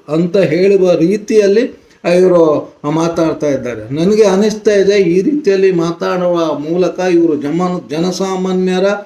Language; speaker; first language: Kannada; non-native, local second language; Tulu